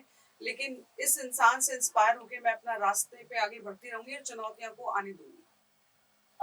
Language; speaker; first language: Hindi; native; Hindi